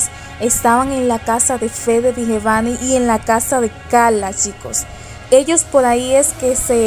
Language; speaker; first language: Spanish; native; Spanish